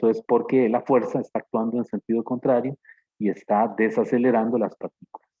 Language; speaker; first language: Spanish; native; Spanish